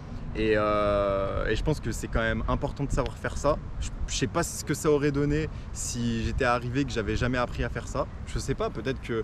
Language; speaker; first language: French; native; French